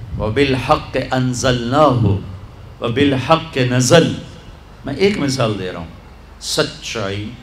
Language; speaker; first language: Urdu; non-native, local second language; Punjabi